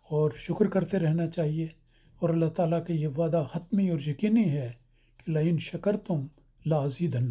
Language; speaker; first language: Urdu; native; Urdu